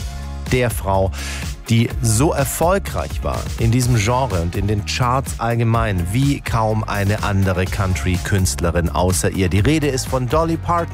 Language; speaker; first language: German; native; German